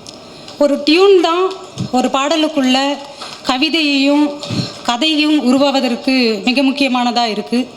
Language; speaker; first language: Tamil; native; Tamil